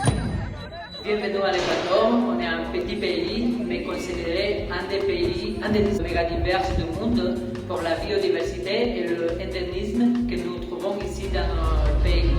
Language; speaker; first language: French; non-native, fluent; Spanish